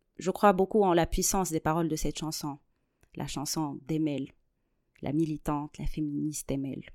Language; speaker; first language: French; non-native, local second language; Arabic